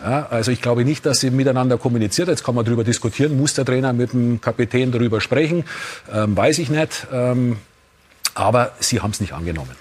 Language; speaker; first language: German; native; German